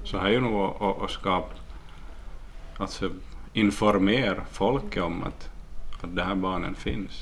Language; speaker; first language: Swedish; native; Swedish